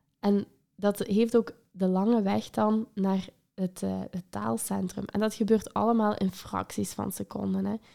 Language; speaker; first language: Dutch; native; Dutch